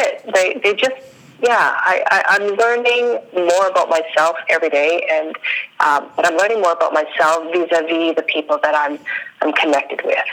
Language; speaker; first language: English; non-native, fluent; Spanish